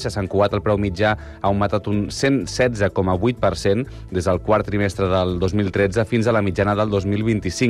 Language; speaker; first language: Catalan; native; Catalan